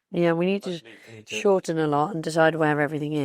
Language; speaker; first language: English; native; English